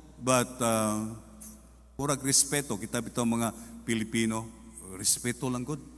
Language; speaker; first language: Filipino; non-native, local second language; Cebuano